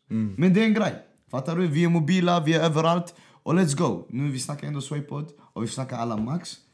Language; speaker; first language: Swedish; early bilingual, other home language; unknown